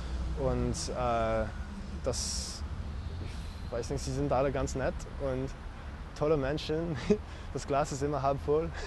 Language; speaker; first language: German; non-native, fluent; English